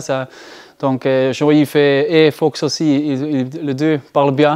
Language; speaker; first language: French; non-native, learner; German